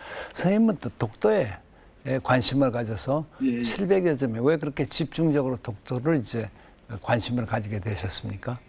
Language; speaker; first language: Korean; native; Korean